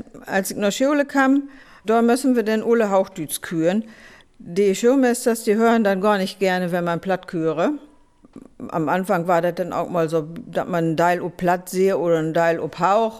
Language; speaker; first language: German; native; German